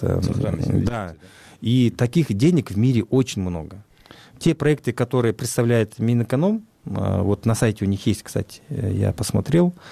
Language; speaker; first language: Russian; non-native, local second language; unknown